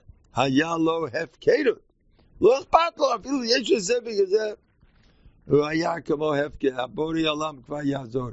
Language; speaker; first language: Hebrew; non-native, fluent; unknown